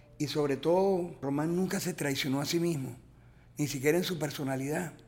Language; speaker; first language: Spanish; native; Spanish